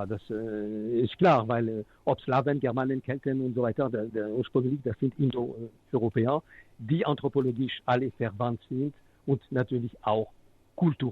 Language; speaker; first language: German; non-native, fluent; French